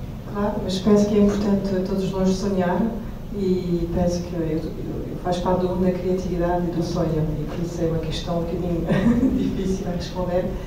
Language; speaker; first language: Portuguese; non-native, fluent; French